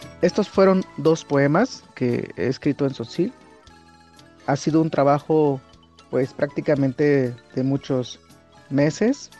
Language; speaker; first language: Spanish; non-native, local second language; Tzotzil